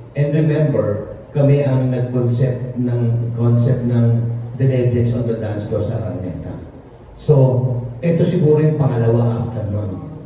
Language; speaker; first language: Filipino; native; Filipino